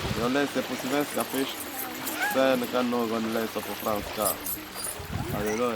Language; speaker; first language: Swedish; non-native, fluent; Lingala